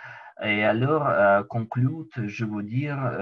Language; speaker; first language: French; non-native, learner; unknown